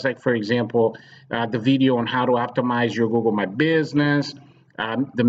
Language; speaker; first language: English; native; English